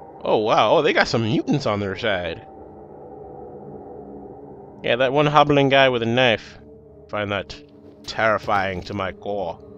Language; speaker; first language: English; native; English